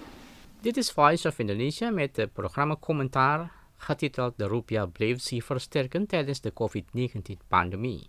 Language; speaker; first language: Dutch; non-native, fluent; Indonesian